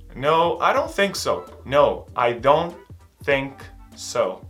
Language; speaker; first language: English; non-native, fluent; Portuguese